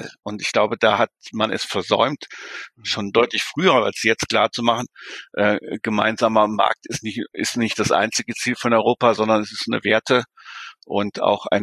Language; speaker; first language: German; native; German